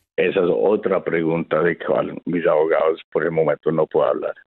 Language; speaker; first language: Spanish; early bilingual, heritage; Spanish